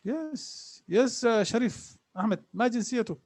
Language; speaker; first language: Arabic; non-native, fluent; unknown